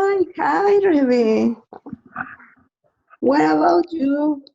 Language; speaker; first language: English; non-native, learner; Spanish